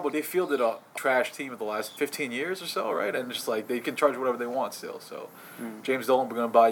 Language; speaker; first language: English; native; English